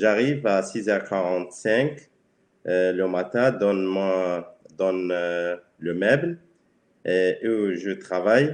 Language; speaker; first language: French; non-native, learner; Spanish